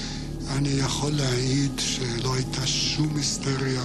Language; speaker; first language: Hebrew; non-native, fluent; Yiddish